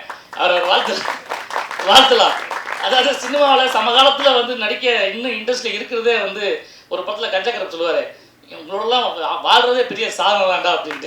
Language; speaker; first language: Tamil; native; Tamil